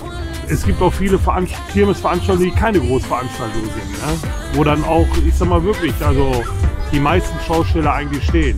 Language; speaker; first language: German; native; German